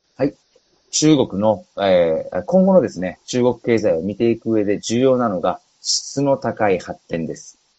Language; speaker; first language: Japanese; native; Japanese